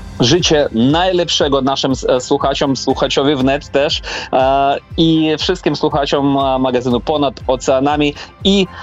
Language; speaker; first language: Polish; non-native, fluent; Ukrainian